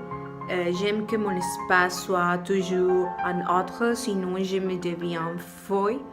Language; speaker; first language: French; non-native, learner; Spanish